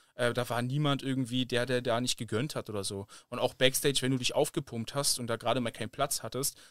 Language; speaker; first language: German; native; German